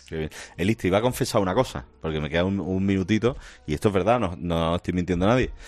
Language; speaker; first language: Spanish; native; Spanish